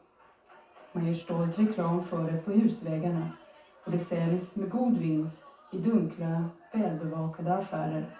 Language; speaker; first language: Swedish; native; Swedish